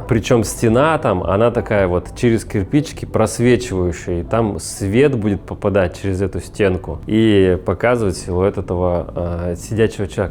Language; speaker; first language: Russian; native; Russian